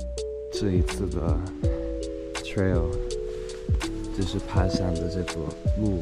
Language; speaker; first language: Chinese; non-native, fluent; English